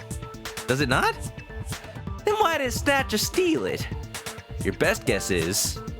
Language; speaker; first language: English; native; English